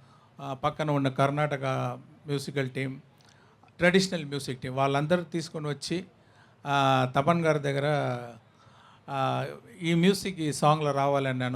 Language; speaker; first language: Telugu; non-native, fluent; Tamil